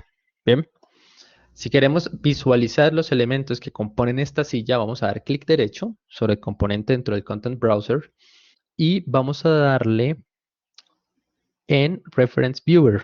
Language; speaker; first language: Spanish; native; Spanish